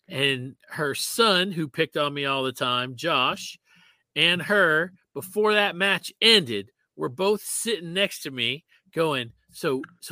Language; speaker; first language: English; native; English